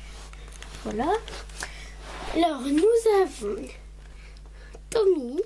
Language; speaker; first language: French; native; French